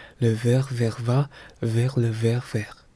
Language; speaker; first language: French; non-native, learner; Korean